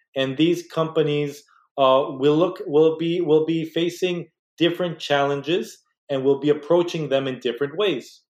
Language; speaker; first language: English; non-native, fluent; Spanish